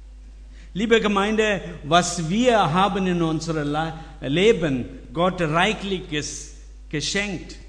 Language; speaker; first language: German; non-native, learner; Tamil